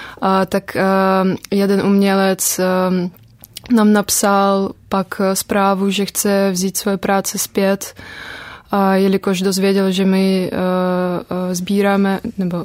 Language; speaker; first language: Czech; non-native, fluent; Russian